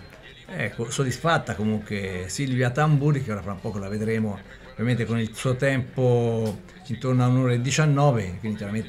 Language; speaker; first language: Italian; native; Italian